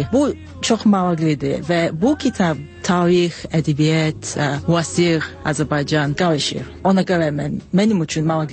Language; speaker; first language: Azerbaijani; non-native, learner; English